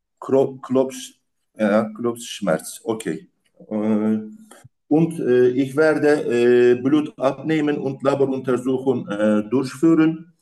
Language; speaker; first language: German; non-native, learner; Turkish